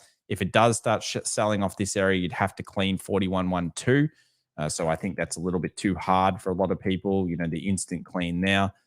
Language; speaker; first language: English; native; English